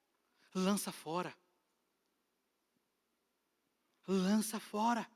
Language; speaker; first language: Portuguese; native; Portuguese